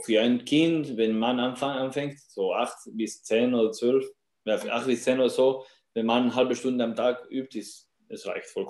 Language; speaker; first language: German; non-native, fluent; Spanish